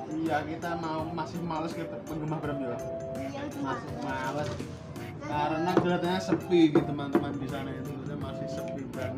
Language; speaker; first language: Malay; non-native, local second language; Javanese